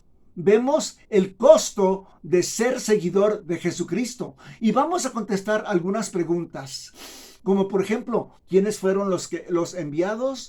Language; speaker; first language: Spanish; native; Spanish